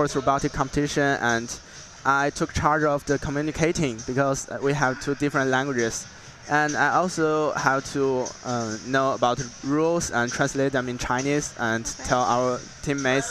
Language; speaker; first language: English; non-native, learner; Chinese